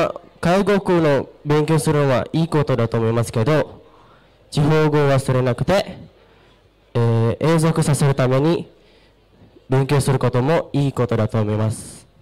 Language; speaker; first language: Japanese; non-native, learner; Sundanese